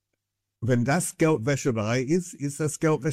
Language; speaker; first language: German; non-native, fluent; English